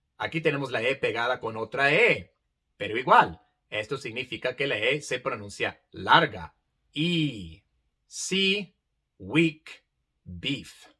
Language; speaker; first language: Spanish; non-native, fluent; English